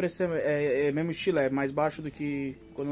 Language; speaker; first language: Portuguese; native; Portuguese